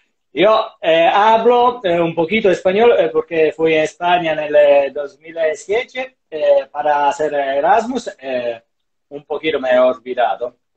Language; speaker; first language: Spanish; non-native, learner; Italian